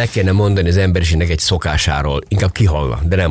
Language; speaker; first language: Hungarian; native; Hungarian